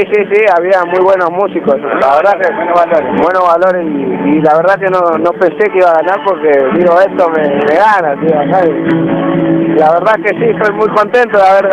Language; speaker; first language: Spanish; native; Spanish